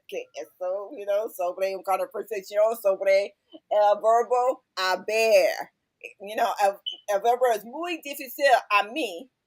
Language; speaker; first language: Spanish; non-native, learner; English